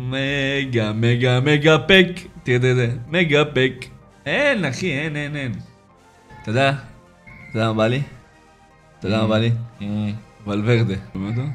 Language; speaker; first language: Hebrew; native; Hebrew